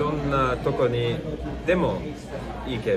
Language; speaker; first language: Japanese; non-native, learner; English